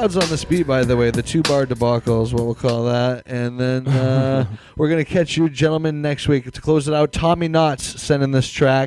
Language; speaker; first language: English; native; English